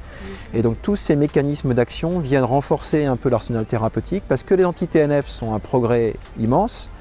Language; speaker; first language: French; native; French